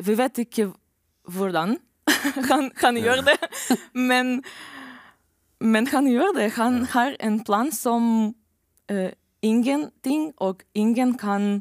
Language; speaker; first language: Norwegian; non-native, learner; Romanian